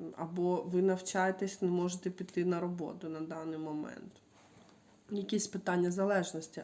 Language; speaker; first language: Ukrainian; non-native, local second language; Russian